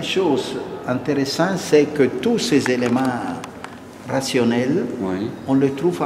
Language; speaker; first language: French; non-native, fluent; Italian